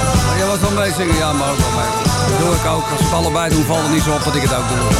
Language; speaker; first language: Dutch; native; Dutch